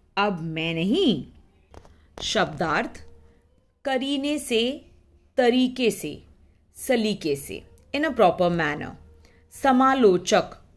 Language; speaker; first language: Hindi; non-native, local second language; Marathi